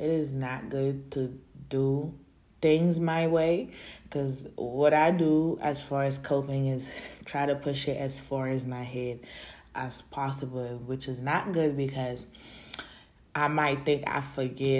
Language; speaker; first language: English; early bilingual, other home language; Haitian Creole